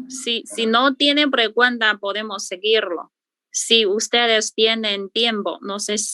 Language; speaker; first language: Spanish; non-native, learner; Chinese